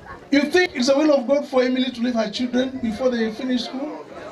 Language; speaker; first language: English; non-native, local second language; Swahili